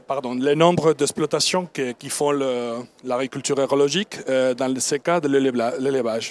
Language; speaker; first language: French; non-native, learner; Spanish